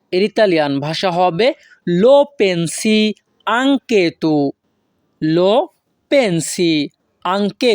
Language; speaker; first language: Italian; non-native, fluent; Bangla